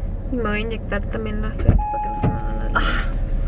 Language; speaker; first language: Spanish; early bilingual, other home language; English